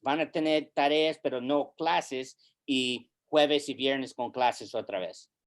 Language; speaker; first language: Spanish; early bilingual, heritage; English